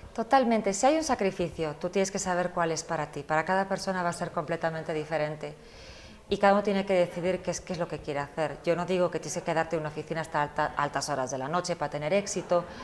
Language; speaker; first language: Spanish; early bilingual, heritage; Spanish